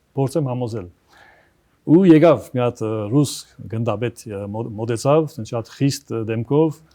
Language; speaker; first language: Armenian; early bilingual, heritage; Armenian